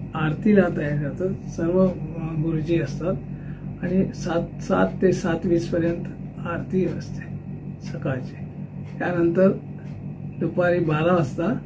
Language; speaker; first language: Marathi; native; Marathi